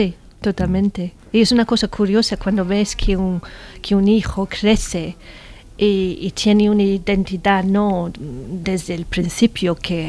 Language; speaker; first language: Spanish; non-native, fluent; English